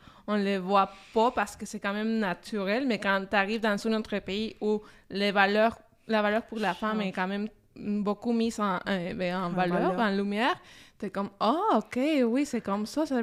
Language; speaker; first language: French; non-native, fluent; Spanish